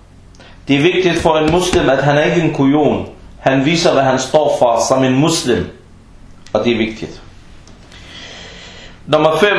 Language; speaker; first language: Danish; early bilingual, other home language; Arabic